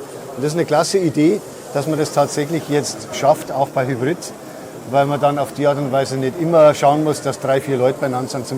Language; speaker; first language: German; native; German